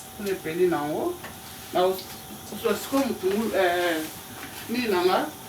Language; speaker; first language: Lingala; non-native, local second language; Kongo